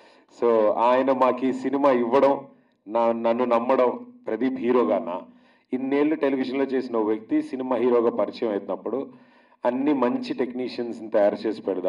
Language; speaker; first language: Telugu; native; Telugu